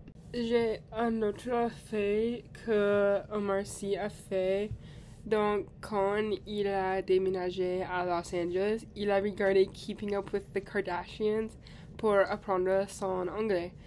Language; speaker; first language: French; non-native, learner; English